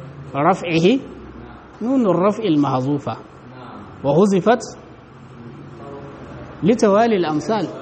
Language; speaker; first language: Arabic; non-native, fluent; Hausa